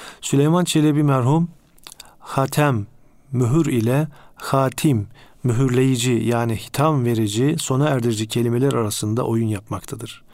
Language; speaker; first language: Turkish; native; Turkish